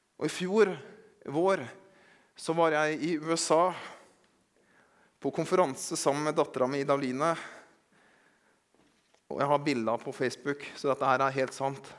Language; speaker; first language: Norwegian; native; Norwegian